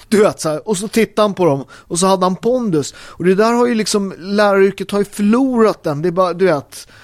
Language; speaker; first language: Swedish; early bilingual, other home language; Italian